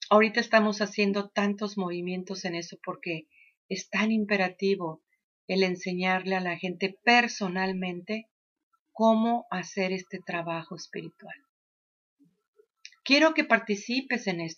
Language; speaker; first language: Spanish; native; Spanish